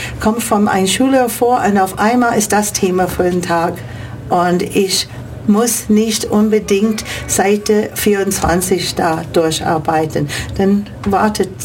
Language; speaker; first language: German; non-native, fluent; English